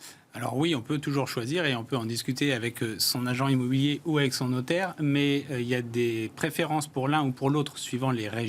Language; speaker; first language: French; native; French